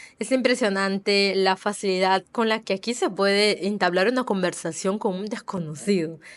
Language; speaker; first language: Spanish; native; Spanish